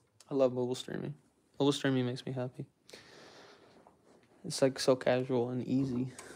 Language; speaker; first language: English; native; English